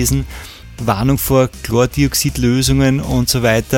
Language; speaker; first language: German; native; German